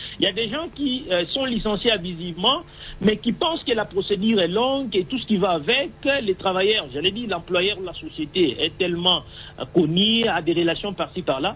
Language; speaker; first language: French; non-native, local second language; Swahili